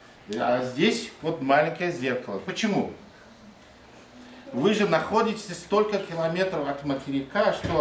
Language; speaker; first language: Russian; non-native, fluent; Mongolian